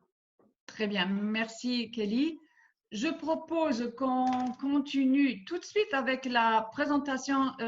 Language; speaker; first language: French; non-native, local second language; Luxembourgish